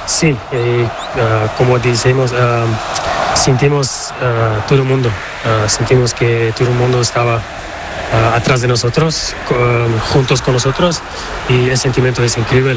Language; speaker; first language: Spanish; non-native, learner; Portuguese